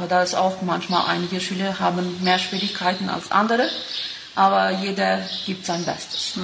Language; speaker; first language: German; non-native, local second language; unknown